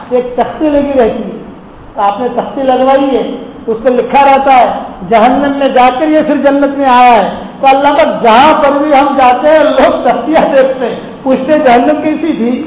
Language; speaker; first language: Urdu; non-native, local second language; Gujarati